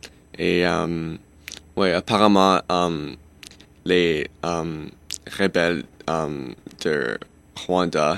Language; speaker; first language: French; non-native, local second language; English